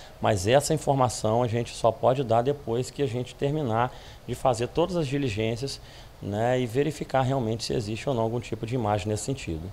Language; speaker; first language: Portuguese; native; Portuguese